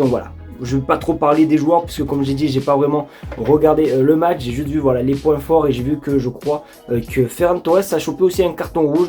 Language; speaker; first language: French; native; French